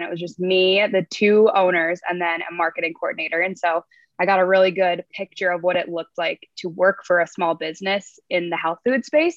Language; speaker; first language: English; native; English